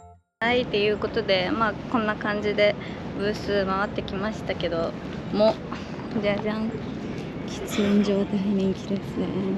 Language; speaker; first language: Japanese; native; Japanese